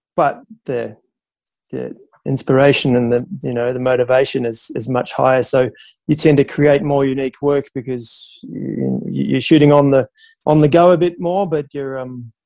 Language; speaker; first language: English; native; English